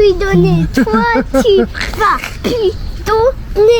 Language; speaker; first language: French; early bilingual, heritage; French